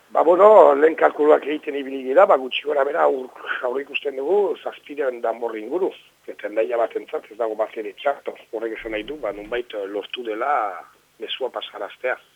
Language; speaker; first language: Basque; native; Basque